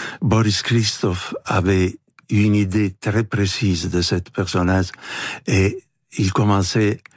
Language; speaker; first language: French; non-native, fluent; Italian